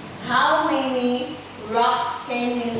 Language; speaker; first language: English; non-native, fluent; Vietnamese